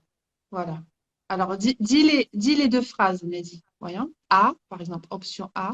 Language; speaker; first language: French; native; French